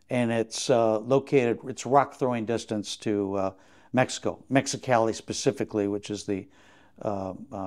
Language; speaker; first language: English; native; English